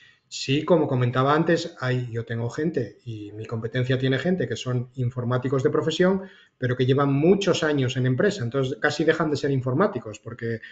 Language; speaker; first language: Spanish; native; Spanish